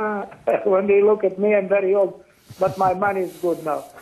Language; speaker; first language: English; non-native, fluent; Portuguese